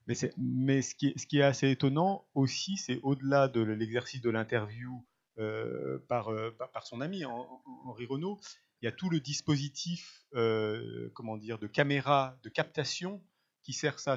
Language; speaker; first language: French; native; French